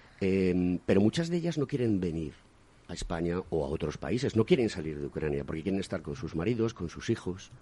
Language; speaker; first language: Spanish; native; Spanish